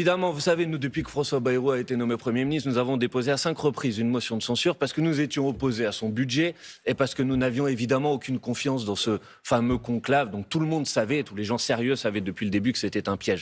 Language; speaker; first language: French; native; French